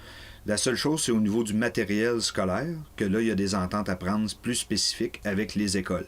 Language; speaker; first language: French; native; French